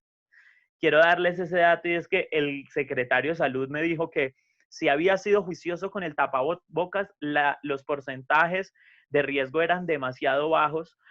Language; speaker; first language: Spanish; native; Spanish